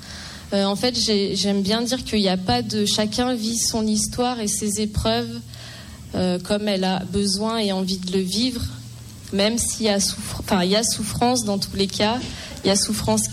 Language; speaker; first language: French; native; French